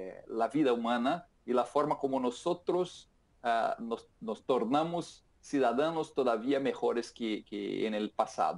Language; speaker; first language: Spanish; non-native, fluent; Portuguese